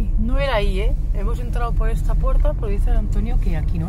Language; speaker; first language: Spanish; native; Spanish